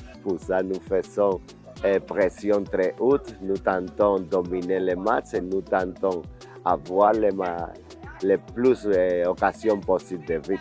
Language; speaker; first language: French; non-native, learner; Spanish